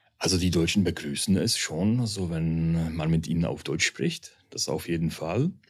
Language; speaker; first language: German; early bilingual, heritage; Czech